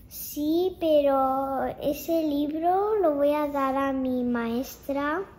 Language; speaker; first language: Spanish; early bilingual, heritage; Japanese